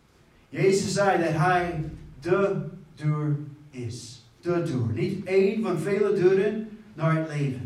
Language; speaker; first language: Dutch; non-native, fluent; English